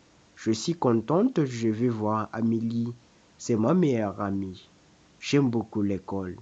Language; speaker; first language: French; non-native, fluent; Portuguese